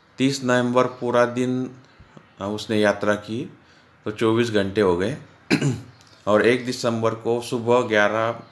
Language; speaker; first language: Hindi; non-native, local second language; Marathi